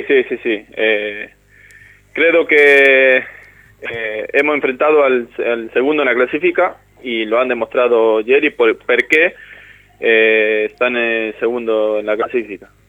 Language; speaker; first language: Italian; non-native, learner; Spanish